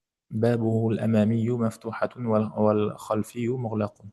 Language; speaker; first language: Arabic; non-native, fluent; Uzbek